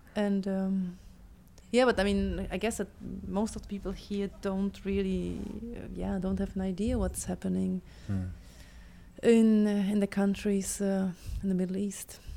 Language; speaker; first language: English; non-native, fluent; German